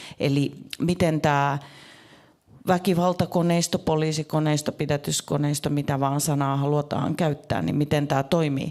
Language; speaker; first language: Finnish; native; Finnish